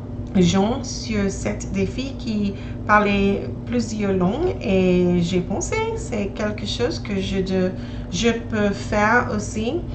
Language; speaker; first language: French; non-native, learner; English